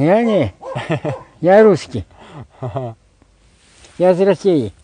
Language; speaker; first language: Polish; non-native, learner; Russian